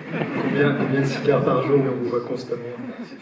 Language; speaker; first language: French; native; French